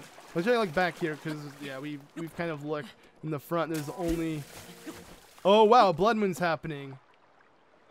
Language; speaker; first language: English; native; English